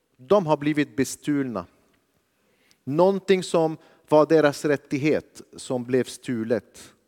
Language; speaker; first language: Swedish; non-native, fluent; Arabic